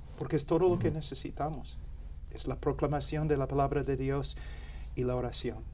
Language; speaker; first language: Spanish; non-native, fluent; English